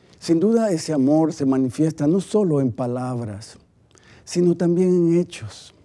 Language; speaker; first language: Spanish; native; Spanish